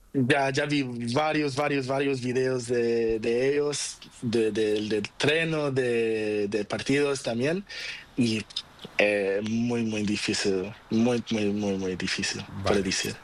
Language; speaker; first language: Spanish; non-native, learner; Portuguese